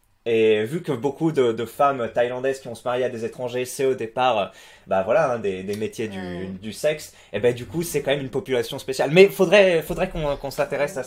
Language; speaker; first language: French; native; French